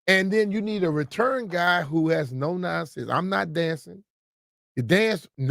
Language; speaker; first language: English; native; English